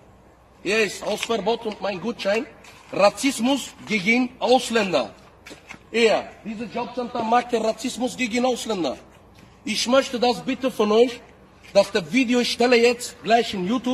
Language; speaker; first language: German; non-native, learner; Bulgarian